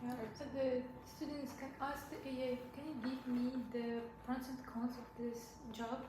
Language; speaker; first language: English; non-native, learner; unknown